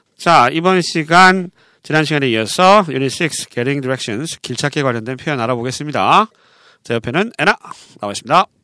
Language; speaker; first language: Korean; native; Korean